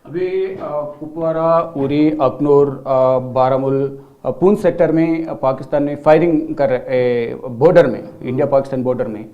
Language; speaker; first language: Hindi; non-native, local second language; Telugu